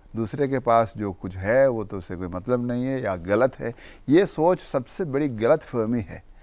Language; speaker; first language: Hindi; non-native, local second language; Malayalam